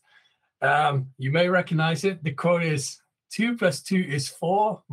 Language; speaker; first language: English; non-native, fluent; Dutch